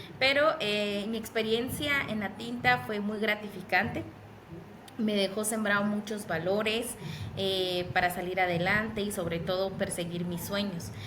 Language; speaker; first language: Spanish; non-native, local second language; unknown